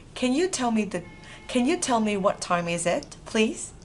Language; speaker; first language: English; non-native, fluent; Vietnamese